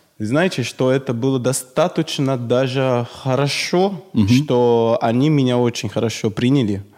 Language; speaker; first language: Russian; non-native, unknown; Portuguese